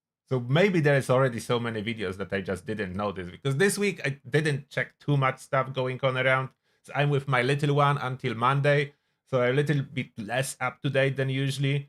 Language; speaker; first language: English; non-native, fluent; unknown